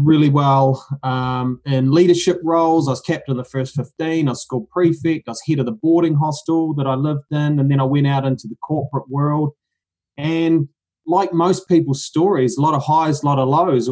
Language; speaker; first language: English; native; English